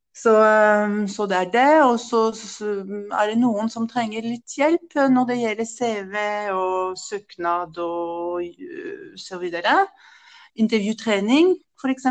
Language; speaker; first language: Norwegian; non-native, fluent; French